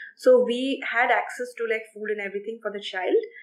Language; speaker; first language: English; non-native, local second language; Assamese